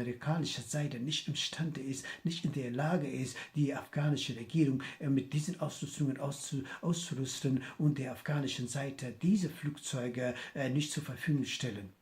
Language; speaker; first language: German; non-native, fluent; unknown